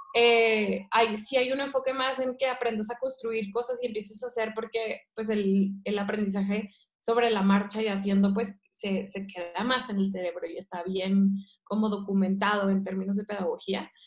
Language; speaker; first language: Spanish; native; Spanish